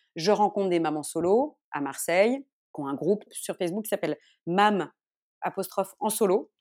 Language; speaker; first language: French; native; French